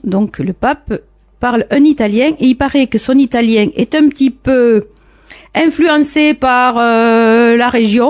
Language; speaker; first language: French; native; French